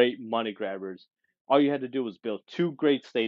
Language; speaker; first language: English; native; English